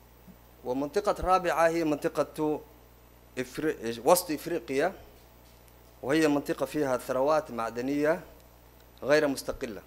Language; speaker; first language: Arabic; non-native, local second language; Somali